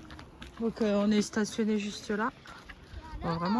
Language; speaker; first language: French; native; French